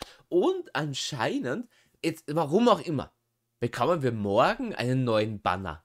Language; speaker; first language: German; native; German